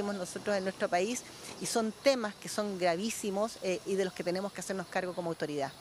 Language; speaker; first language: Spanish; native; Spanish